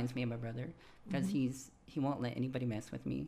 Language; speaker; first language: English; native; English